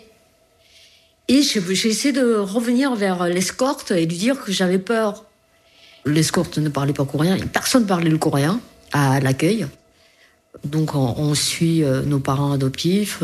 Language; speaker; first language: French; early bilingual, other home language; Korean